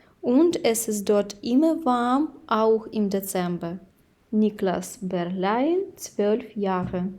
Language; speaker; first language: German; non-native, fluent; Ukrainian